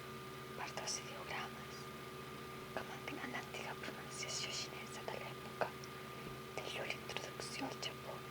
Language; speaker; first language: Catalan; non-native, local second language; Spanish